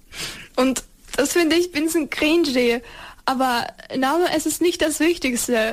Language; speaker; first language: German; non-native, learner; Ukrainian